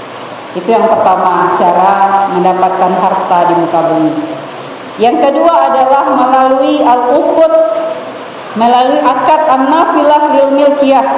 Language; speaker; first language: Indonesian; native; Indonesian